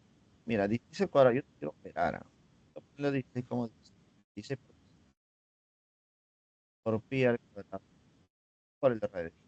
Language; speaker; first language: Spanish; native; Spanish